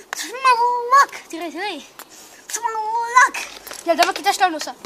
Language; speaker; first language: Hebrew; native; Hebrew